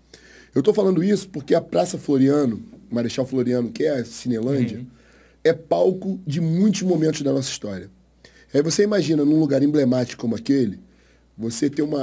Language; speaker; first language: Portuguese; native; Portuguese